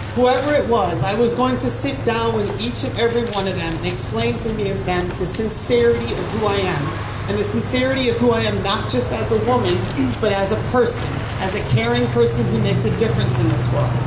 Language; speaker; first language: English; native; English